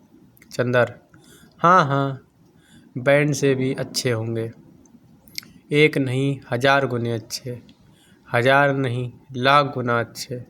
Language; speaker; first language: Hindi; native; Hindi